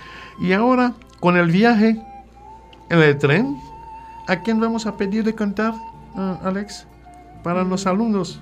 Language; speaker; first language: Spanish; non-native, fluent; French